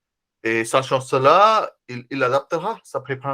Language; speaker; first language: French; non-native, fluent; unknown